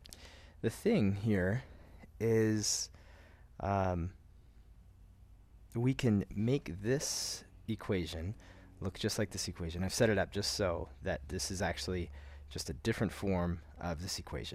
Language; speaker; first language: English; native; English